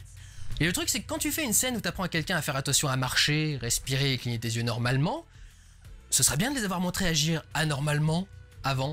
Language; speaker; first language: French; native; French